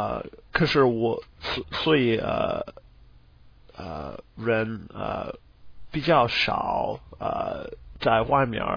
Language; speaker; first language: Chinese; non-native, learner; English